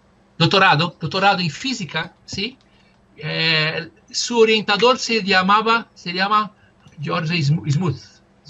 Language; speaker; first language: Spanish; non-native, fluent; Portuguese